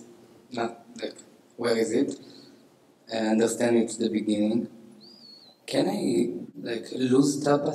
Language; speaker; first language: English; non-native, learner; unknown